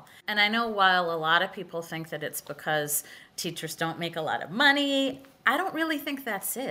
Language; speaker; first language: English; native; English